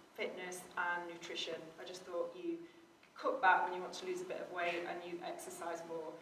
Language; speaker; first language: English; native; English